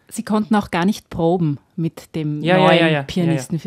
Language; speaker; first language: German; native; German